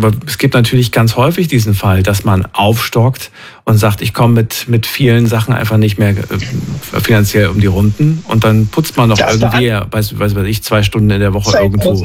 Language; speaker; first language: German; native; German